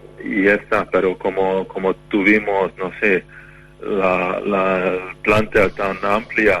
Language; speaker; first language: Spanish; non-native, fluent; Hungarian